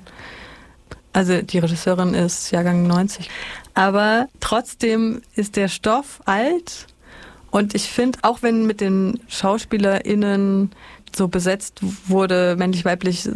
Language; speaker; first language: German; native; German